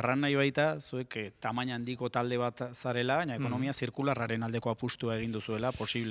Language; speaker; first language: Basque; native; Basque